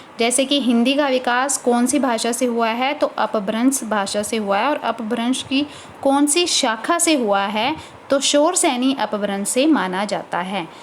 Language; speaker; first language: Hindi; native; Hindi